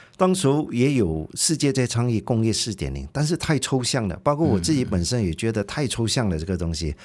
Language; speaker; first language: Chinese; native; Chinese